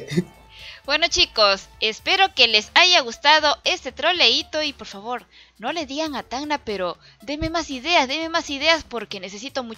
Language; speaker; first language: Spanish; native; Spanish